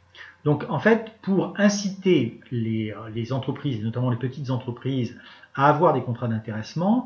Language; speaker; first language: French; native; French